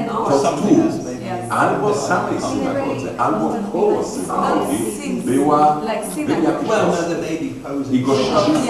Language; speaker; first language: Polish; non-native, fluent; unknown